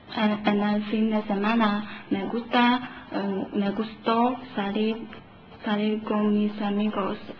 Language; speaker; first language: Spanish; non-native, learner; Chinese